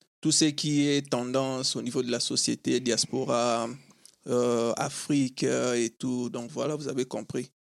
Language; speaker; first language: French; non-native, local second language; Lingala